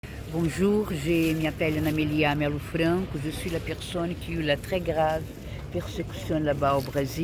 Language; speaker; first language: French; non-native, fluent; Portuguese